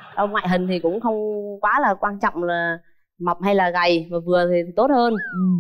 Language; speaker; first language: Vietnamese; native; Vietnamese